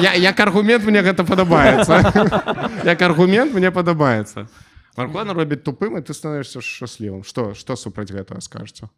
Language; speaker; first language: Belarusian; non-native, local second language; Russian